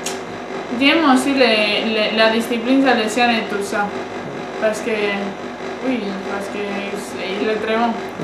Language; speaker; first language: French; non-native, learner; Spanish